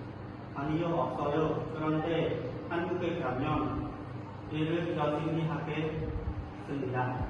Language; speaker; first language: Korean; non-native, learner; Khmer